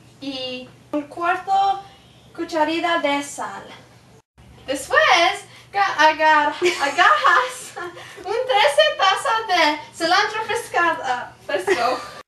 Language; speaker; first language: Spanish; non-native, learner; English